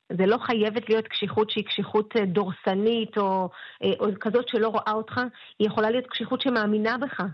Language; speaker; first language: Hebrew; early bilingual, other home language; Russian